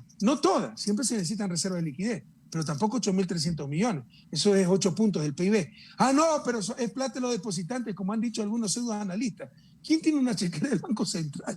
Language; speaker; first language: Spanish; native; Spanish